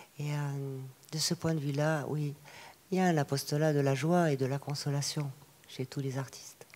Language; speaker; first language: French; native; French